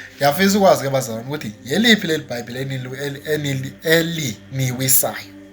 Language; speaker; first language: Zulu; non-native, local second language; Xhosa